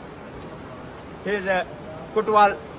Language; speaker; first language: English; non-native, learner; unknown